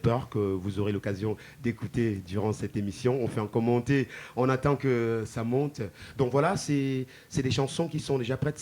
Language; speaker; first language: French; native; French